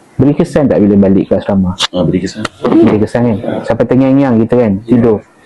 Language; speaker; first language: Malay; native; Malay